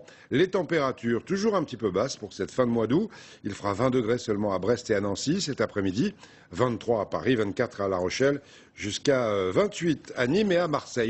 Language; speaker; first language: French; native; French